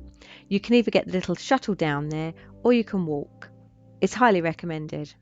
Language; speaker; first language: English; native; English